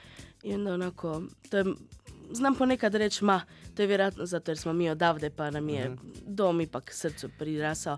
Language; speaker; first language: Serbian; native; Serbian